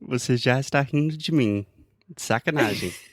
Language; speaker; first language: Portuguese; non-native, fluent; English